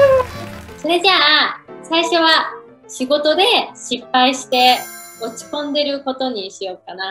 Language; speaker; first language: Japanese; native; Japanese